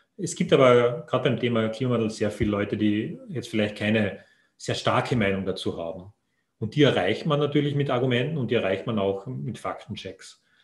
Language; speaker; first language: German; native; German